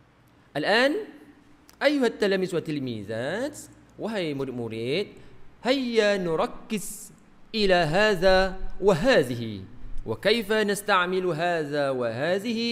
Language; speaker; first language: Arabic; non-native, fluent; Malay